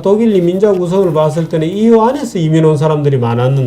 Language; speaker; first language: Korean; native; Korean